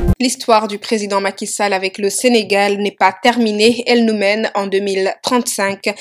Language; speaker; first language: French; non-native, local second language; Wolof